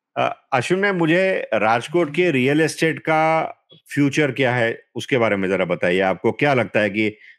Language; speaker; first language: Hindi; non-native, local second language; Marathi